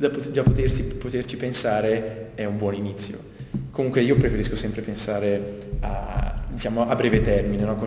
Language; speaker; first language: Italian; native; Italian